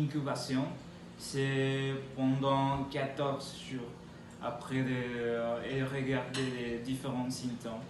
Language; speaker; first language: French; non-native, learner; Spanish